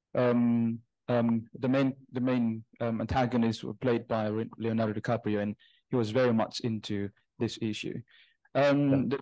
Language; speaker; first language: English; non-native, fluent; Indonesian